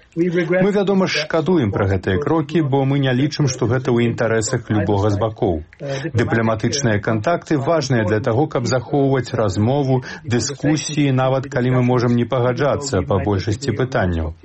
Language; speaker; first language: Belarusian; non-native, learner; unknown